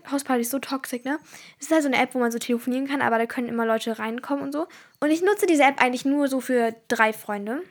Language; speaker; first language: German; early bilingual, other home language; Turkish